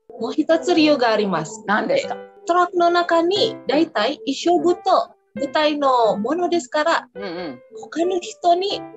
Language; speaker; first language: Japanese; non-native, learner; Indonesian